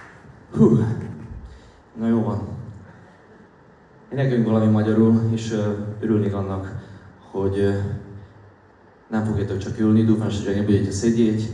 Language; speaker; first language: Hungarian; non-native, fluent; Slovak